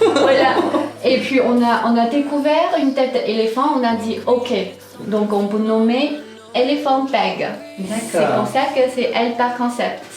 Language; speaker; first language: French; non-native, fluent; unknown